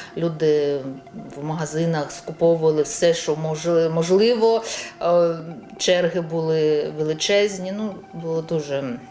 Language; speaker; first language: Ukrainian; non-native, local second language; Russian